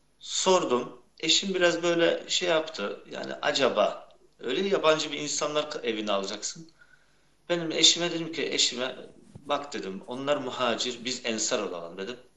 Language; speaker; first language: Turkish; early bilingual, heritage; Turkish